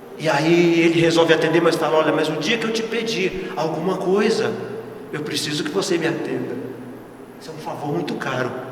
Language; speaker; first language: Portuguese; native; Portuguese